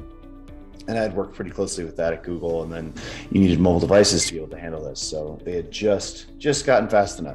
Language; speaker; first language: English; native; English